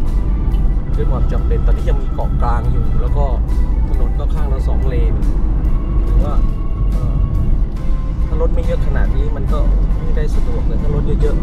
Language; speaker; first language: Thai; native; Thai